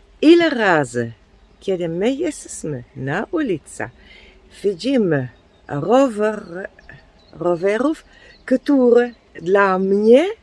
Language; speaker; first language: Polish; non-native, learner; Dutch